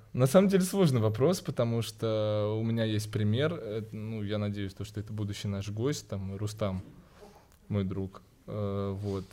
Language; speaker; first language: Russian; native; Russian